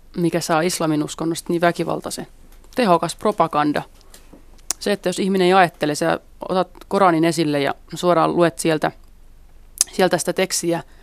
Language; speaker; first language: Finnish; early bilingual, other home language; Central Kurdish